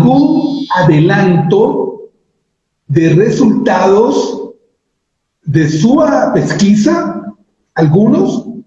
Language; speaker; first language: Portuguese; non-native, learner; Spanish